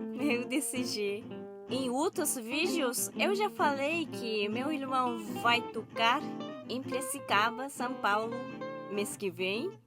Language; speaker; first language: Portuguese; non-native, learner; Japanese